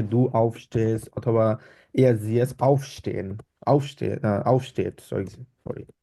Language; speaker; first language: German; non-native, fluent; Bangla